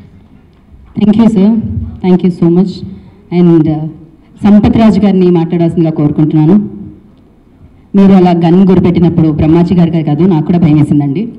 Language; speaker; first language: Telugu; native; Telugu